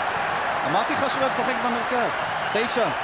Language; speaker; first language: Hebrew; native; Hebrew